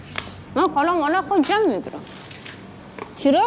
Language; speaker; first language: Persian; native; Persian